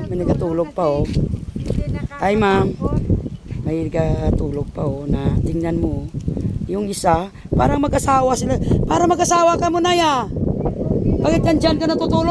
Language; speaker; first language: Filipino; non-native, local second language; Hiligaynon